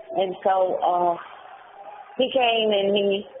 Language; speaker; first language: English; native; English